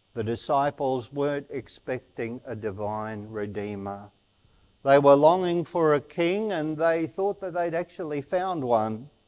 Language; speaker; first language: English; native; English